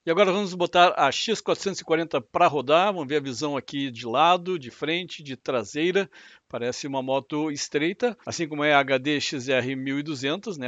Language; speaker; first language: Portuguese; native; Portuguese